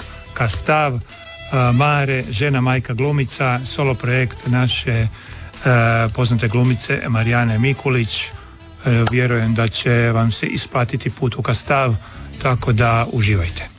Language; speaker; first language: Serbian; native; Serbian